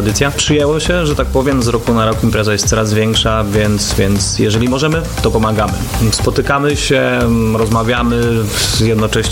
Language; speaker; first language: Polish; native; Polish